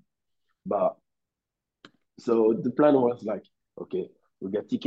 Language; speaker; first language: English; non-native, learner; French